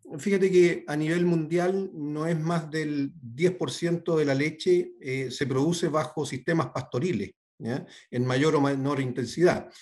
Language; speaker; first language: Spanish; native; Spanish